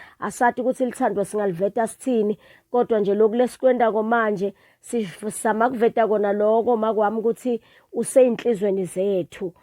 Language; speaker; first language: Zulu; non-native, local second language; Swati